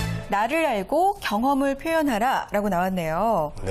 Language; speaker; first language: Korean; native; Korean